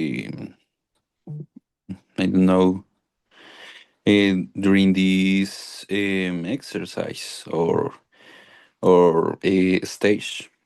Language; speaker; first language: English; non-native, learner; Spanish